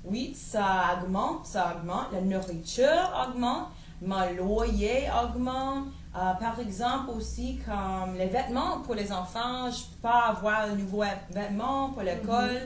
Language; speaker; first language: French; non-native, learner; English